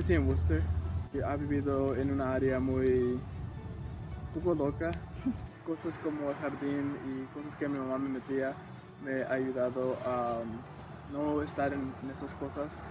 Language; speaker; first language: Spanish; early bilingual, heritage; Spanish